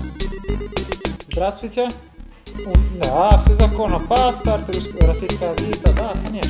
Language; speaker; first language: Russian; non-native, learner; Italian